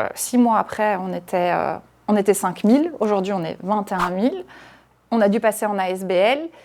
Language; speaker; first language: French; early bilingual, other home language; Arabic